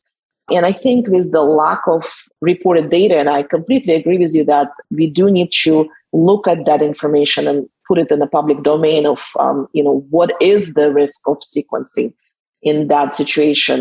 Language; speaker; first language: English; non-native, fluent; Russian